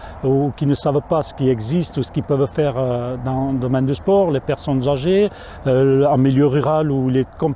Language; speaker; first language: French; native; French